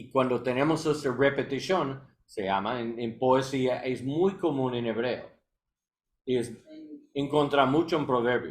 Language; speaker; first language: Spanish; non-native, learner; English